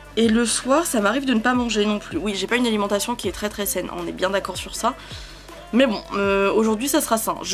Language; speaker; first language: French; early bilingual, other home language; Spanish